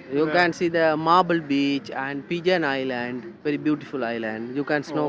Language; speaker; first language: English; non-native, local second language; Tamil